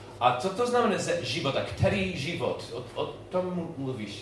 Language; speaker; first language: Czech; non-native, learner; English